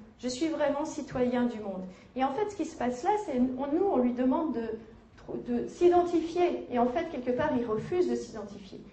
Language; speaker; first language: French; native; French